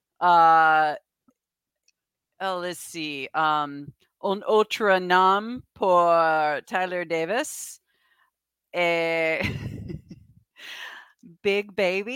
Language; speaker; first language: French; non-native, learner; English